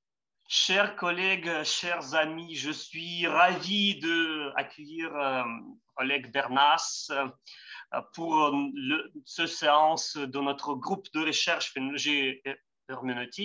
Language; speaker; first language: French; non-native, fluent; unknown